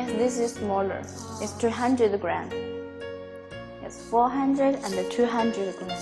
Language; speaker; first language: English; non-native, learner; Chinese